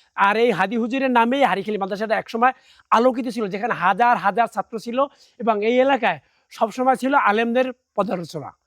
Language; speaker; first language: Bangla; native; Bangla